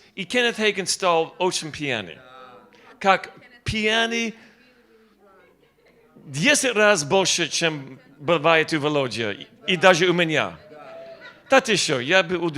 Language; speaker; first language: Russian; non-native, learner; English